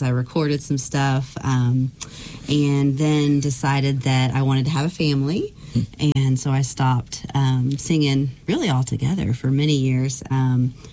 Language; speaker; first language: English; native; English